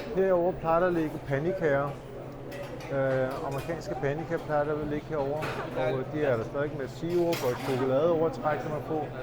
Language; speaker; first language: Danish; early bilingual, other home language; Urdu